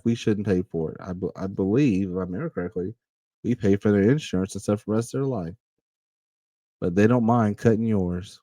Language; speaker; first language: English; native; English